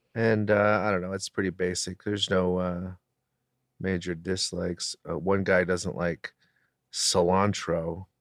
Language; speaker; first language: English; native; English